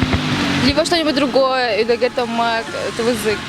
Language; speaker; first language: Russian; non-native, local second language; Tuvinian